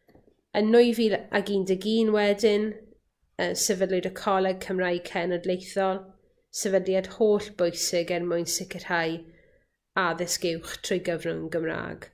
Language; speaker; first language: Welsh; native; Welsh